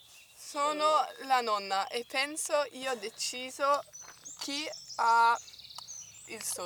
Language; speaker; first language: Italian; non-native, learner; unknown